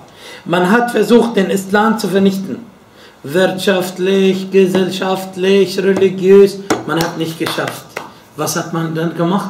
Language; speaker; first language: German; non-native, fluent; Arabic